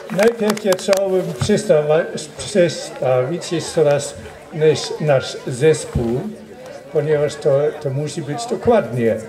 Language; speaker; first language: Polish; non-native, learner; German